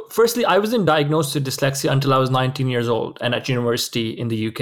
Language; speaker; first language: English; non-native, local second language; Urdu